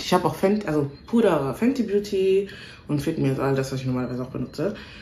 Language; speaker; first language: German; native; German